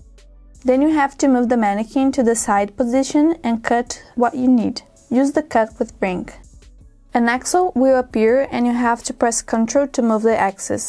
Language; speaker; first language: English; non-native, fluent; Portuguese